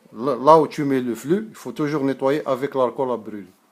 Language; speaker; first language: French; non-native, local second language; Arabic